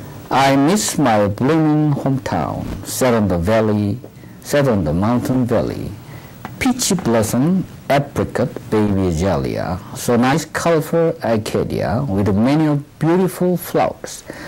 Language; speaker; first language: English; non-native, fluent; Korean